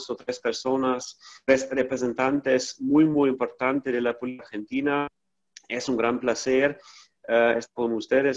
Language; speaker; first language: Spanish; non-native, fluent; German